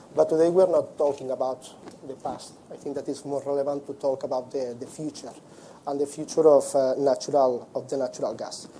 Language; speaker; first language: English; non-native, fluent; Spanish